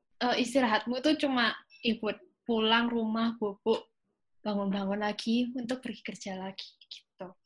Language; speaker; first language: Indonesian; native; Indonesian